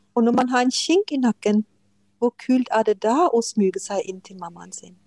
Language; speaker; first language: Norwegian; non-native, fluent; German